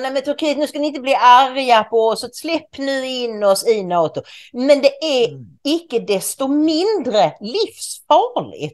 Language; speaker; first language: Swedish; native; Swedish